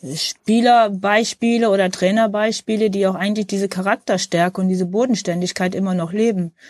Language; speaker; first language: German; native; German